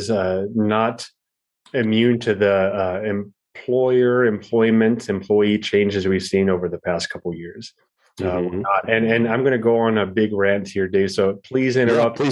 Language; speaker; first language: English; native; English